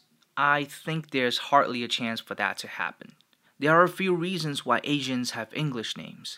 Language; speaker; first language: English; non-native, fluent; Chinese